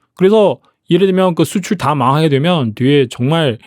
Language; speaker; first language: Korean; early bilingual, heritage; Korean